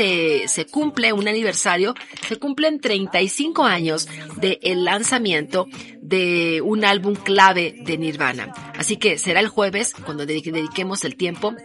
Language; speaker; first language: Spanish; native; Spanish